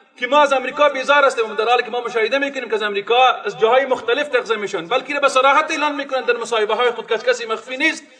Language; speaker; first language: Persian; native; Persian